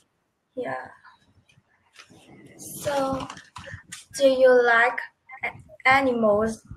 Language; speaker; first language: English; non-native, learner; Vietnamese